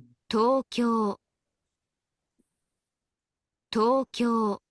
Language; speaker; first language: Japanese; non-native, learner; Filipino